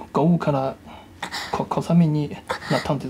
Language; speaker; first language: Japanese; non-native, fluent; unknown